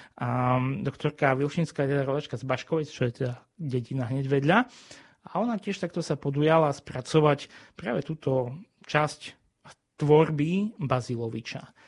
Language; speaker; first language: Slovak; native; Slovak